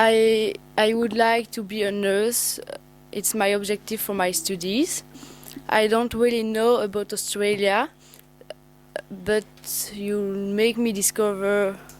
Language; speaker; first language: English; non-native, learner; French